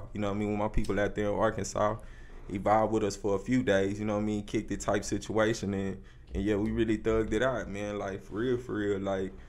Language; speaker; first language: English; native; English